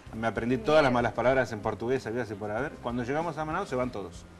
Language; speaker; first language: Spanish; native; Spanish